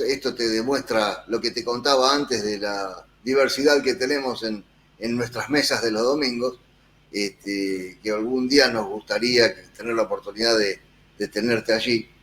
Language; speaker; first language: Spanish; native; Spanish